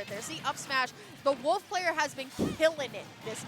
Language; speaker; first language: English; native; English